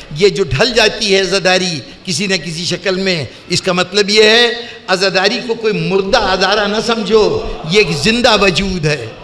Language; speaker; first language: Urdu; native; Urdu